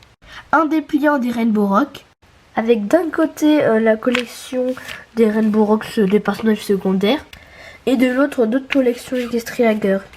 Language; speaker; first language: French; native; French